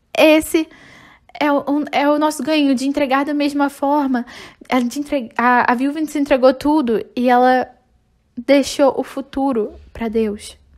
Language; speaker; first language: Portuguese; non-native, fluent; English